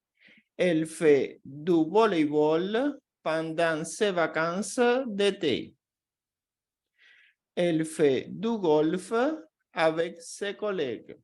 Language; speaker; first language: French; non-native, fluent; Portuguese